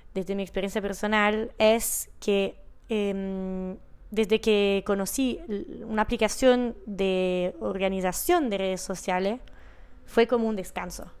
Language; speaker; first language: Spanish; non-native, fluent; Italian